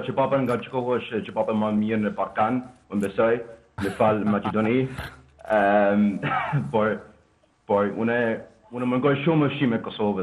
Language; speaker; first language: Albanian; non-native, learner; Danish